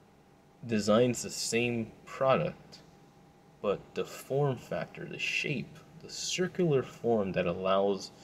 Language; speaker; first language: English; native; English